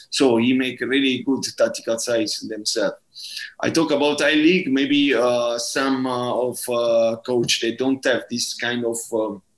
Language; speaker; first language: English; non-native, learner; Italian